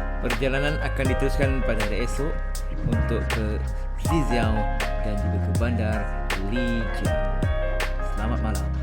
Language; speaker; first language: Malay; native; Malay